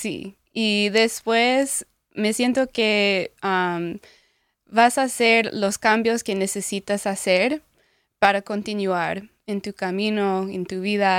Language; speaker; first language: Spanish; non-native, learner; English